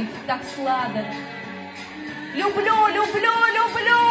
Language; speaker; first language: Russian; native; Russian